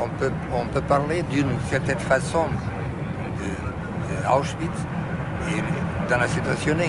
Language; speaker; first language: French; non-native, fluent; Portuguese